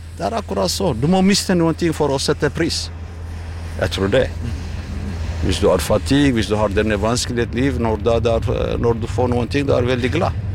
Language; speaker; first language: Norwegian; non-native, learner; Tigrinya